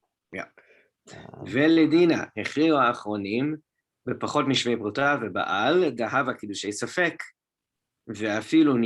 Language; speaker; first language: Hebrew; non-native, fluent; English